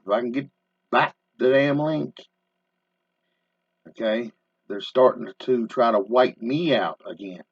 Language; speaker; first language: English; native; English